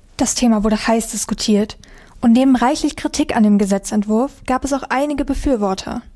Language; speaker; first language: German; native; German